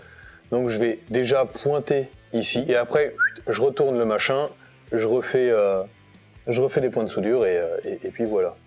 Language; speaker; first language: French; native; French